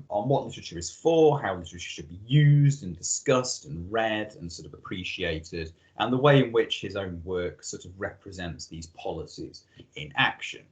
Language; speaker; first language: English; native; English